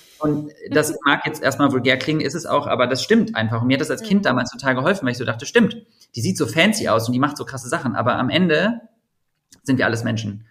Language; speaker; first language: German; native; German